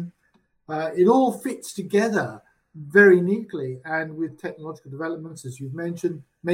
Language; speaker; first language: English; native; English